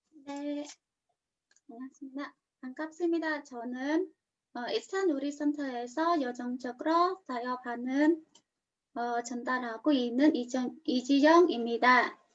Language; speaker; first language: Korean; non-native, learner; Khmer